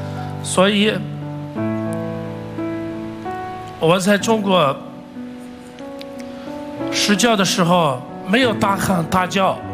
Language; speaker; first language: Chinese; non-native, fluent; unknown